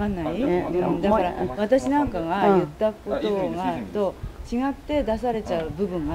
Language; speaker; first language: Japanese; native; Japanese